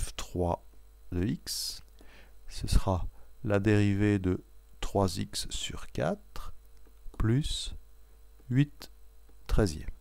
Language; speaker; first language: French; native; French